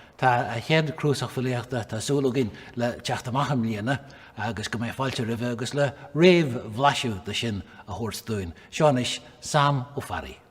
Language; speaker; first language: Irish; native; Irish